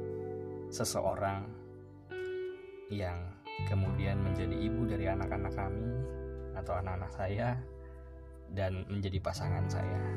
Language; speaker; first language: Indonesian; native; Indonesian